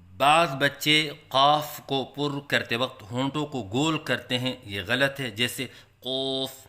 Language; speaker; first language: Urdu; native; Urdu